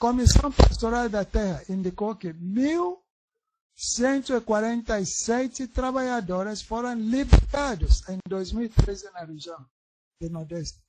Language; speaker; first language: Portuguese; non-native, learner; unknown